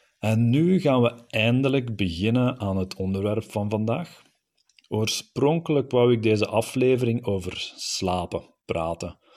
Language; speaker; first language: Dutch; native; Dutch